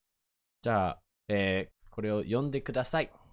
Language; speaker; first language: Japanese; non-native, fluent; English